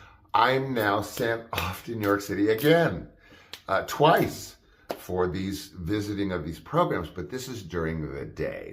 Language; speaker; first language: English; native; English